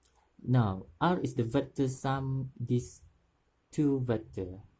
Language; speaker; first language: English; non-native, local second language; Malay